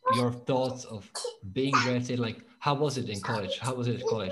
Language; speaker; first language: English; non-native, fluent; Slovak